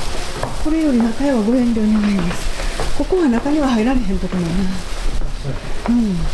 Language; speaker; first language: Japanese; native; Japanese